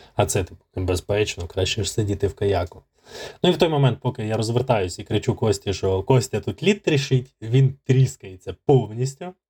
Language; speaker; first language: Ukrainian; native; Ukrainian